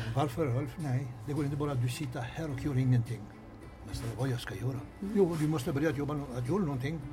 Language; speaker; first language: Swedish; non-native, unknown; Albanian